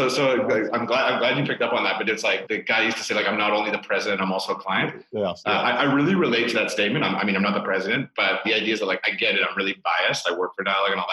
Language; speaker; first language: English; native; English